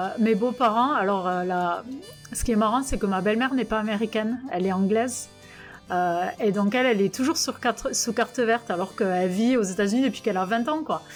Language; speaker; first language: French; native; French